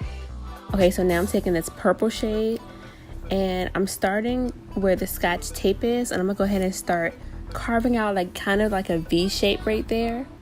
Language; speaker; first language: English; native; English